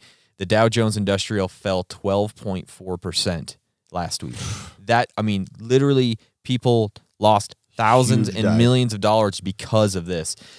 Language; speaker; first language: English; native; English